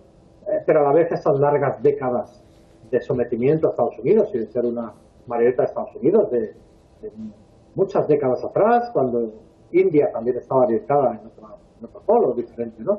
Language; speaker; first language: Spanish; native; Spanish